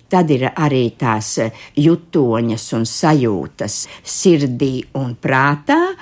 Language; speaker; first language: Latvian; native; Latvian